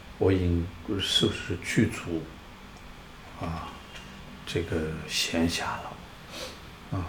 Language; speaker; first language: Chinese; non-native, local second language; Tibetan